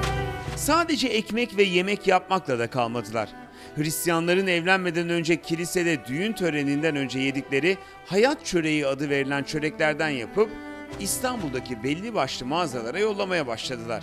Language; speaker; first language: Turkish; native; Turkish